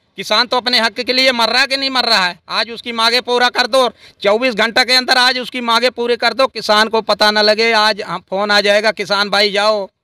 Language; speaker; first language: Hindi; native; Hindi